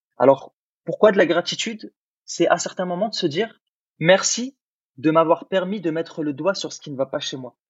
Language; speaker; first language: French; early bilingual, other home language; Arabic